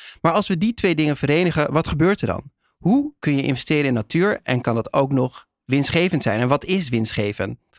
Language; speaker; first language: Dutch; native; Dutch